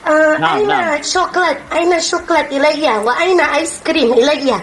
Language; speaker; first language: Arabic; non-native, learner; Indonesian